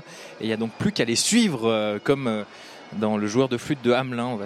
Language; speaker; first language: French; native; French